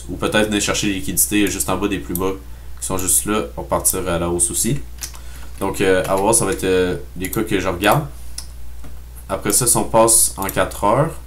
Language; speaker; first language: French; native; French